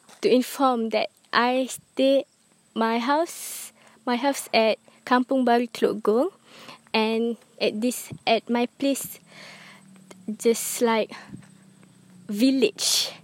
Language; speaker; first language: English; non-native, learner; Malay